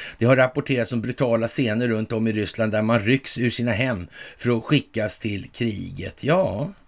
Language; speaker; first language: Swedish; native; Swedish